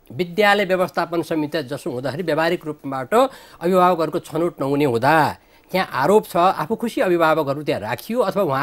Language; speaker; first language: Nepali; native; Nepali